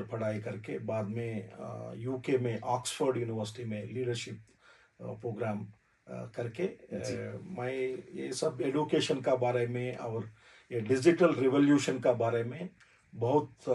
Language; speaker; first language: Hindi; non-native, learner; Telugu